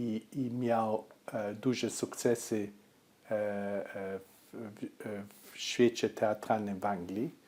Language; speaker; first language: Polish; early bilingual, heritage; Polish